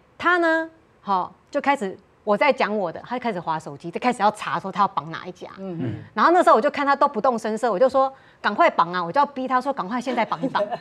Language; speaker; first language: Chinese; native; Chinese